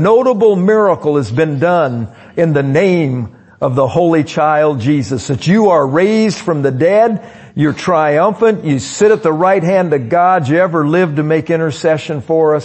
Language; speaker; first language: English; native; English